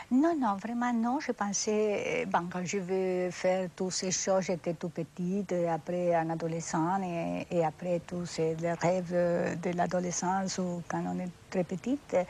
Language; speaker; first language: French; non-native, fluent; Spanish